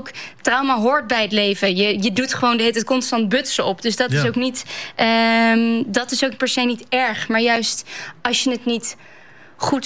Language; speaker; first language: Dutch; non-native, local second language; Western Frisian